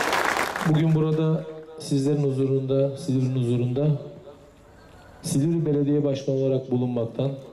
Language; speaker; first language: Turkish; native; Turkish